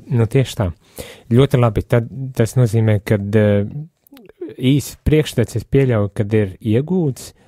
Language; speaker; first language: Latvian; native; Latvian